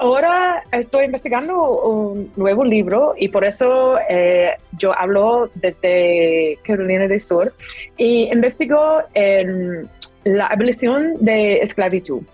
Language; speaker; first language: Spanish; non-native, fluent; English